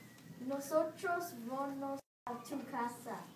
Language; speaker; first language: Spanish; non-native, learner; English